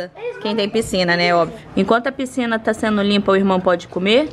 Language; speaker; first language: Portuguese; native; Portuguese